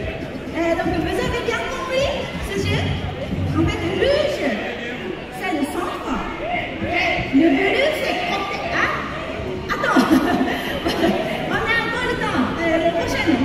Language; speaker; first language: French; non-native, learner; Japanese